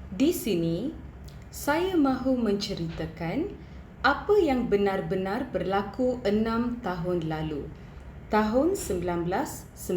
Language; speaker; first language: Malay; non-native, local second language; Tamil